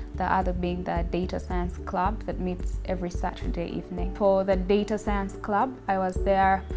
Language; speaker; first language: English; non-native, local second language; Ganda